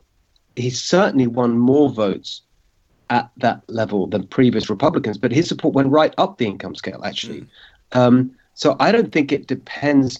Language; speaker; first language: English; native; English